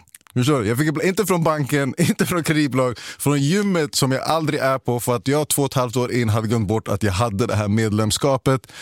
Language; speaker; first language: Swedish; native; Swedish